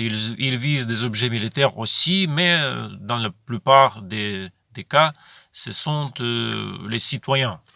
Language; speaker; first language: French; non-native, fluent; Ukrainian